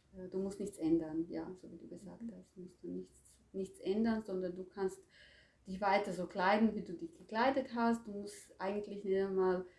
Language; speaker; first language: German; non-native, fluent; Croatian